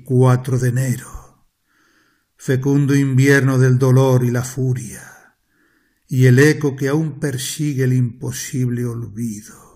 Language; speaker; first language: Spanish; native; Spanish